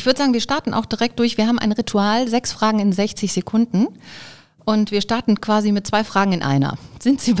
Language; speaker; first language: German; native; German